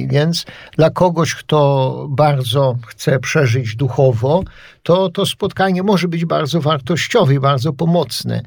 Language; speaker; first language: Polish; native; Polish